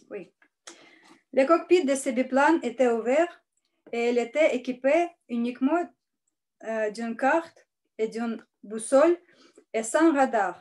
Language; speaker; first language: French; non-native, learner; Russian